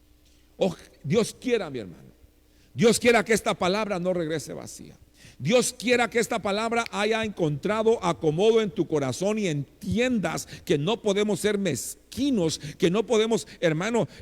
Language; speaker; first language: Spanish; native; Spanish